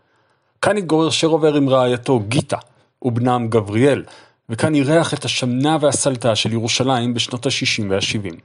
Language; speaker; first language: Hebrew; native; Hebrew